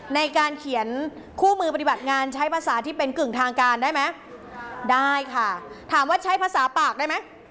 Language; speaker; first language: Thai; native; Thai